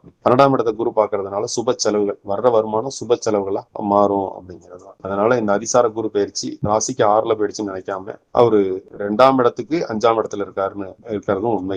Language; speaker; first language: Tamil; native; Tamil